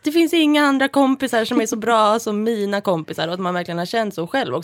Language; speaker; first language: Swedish; native; Swedish